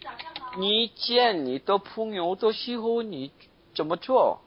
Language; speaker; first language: Chinese; non-native, learner; Korean